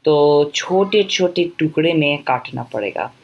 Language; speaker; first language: Hindi; non-native, fluent; English